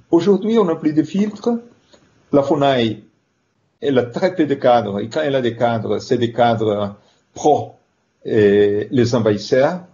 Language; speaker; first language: French; non-native, fluent; Portuguese